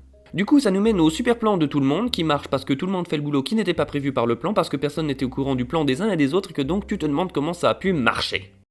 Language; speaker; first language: French; native; French